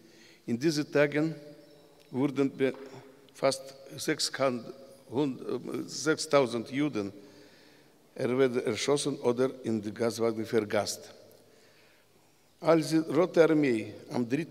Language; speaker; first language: German; non-native, learner; Russian